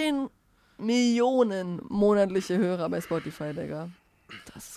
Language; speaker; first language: German; native; German